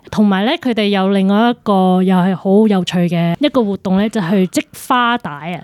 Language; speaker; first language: Cantonese; early bilingual, heritage; Cantonese